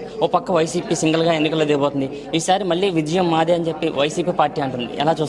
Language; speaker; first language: Telugu; native; Telugu